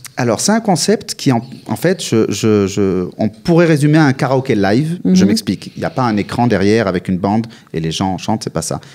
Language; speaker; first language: French; native; French